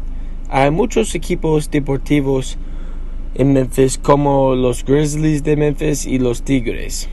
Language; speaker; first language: Spanish; non-native, learner; English